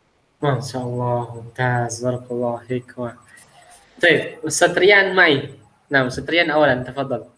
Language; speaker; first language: Arabic; non-native, fluent; Indonesian